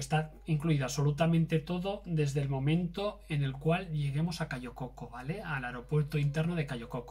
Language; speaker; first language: Spanish; native; Spanish